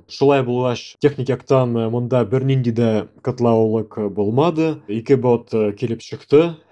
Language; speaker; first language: Tatar; non-native, local second language; Russian